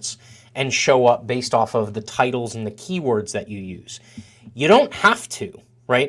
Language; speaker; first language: English; native; English